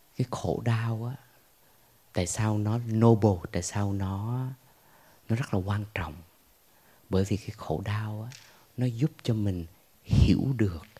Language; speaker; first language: Vietnamese; early bilingual, heritage; Vietnamese